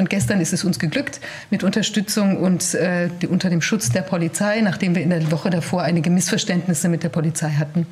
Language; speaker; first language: German; native; German